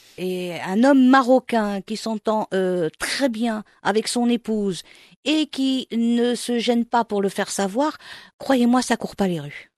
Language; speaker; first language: French; non-native, local second language; Arabic